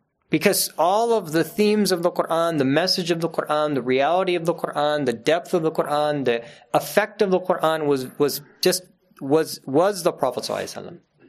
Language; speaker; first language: English; native; English